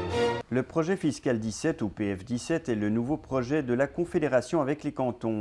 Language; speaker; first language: French; native; French